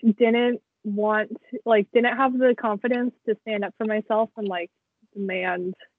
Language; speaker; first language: English; native; English